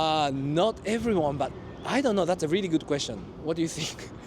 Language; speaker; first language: English; non-native, fluent; Japanese